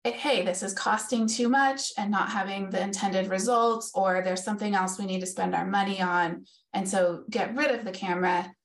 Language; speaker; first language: English; native; English